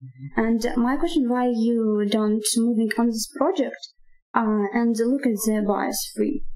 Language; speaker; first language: English; non-native, learner; Russian